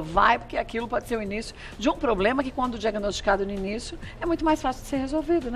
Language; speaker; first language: Portuguese; native; Portuguese